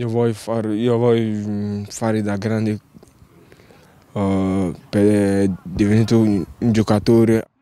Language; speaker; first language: Italian; non-native, learner; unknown